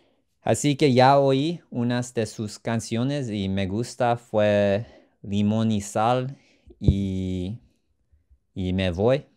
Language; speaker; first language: Spanish; non-native, learner; English